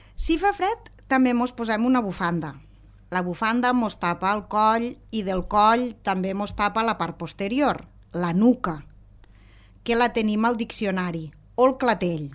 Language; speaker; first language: Catalan; native; Catalan